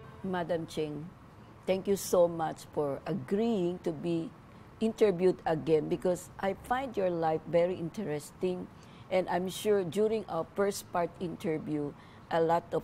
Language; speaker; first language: English; non-native, local second language; Filipino